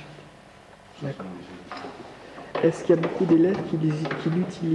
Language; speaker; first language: French; native; French